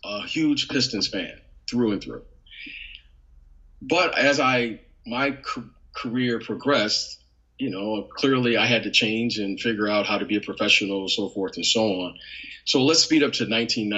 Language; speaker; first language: English; native; English